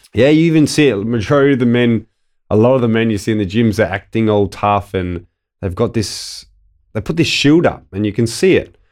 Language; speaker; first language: English; early bilingual, other home language; Italian